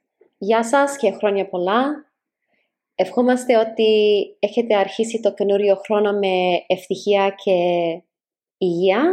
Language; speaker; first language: Greek; early bilingual, heritage; Greek